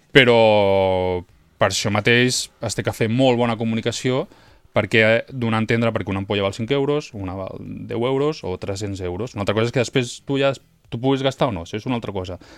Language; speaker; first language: Catalan; native; Catalan